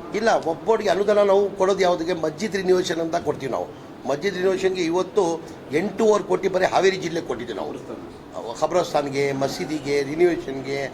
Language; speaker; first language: Kannada; non-native, local second language; Urdu